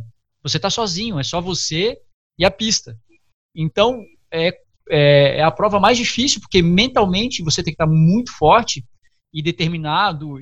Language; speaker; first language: Portuguese; native; Portuguese